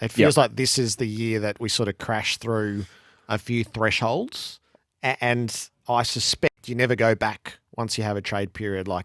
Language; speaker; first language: English; native; English